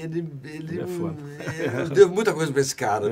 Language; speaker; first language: Portuguese; native; Portuguese